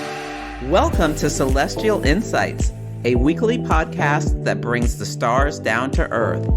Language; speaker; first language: English; native; English